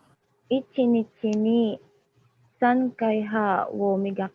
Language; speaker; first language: Japanese; non-native, learner; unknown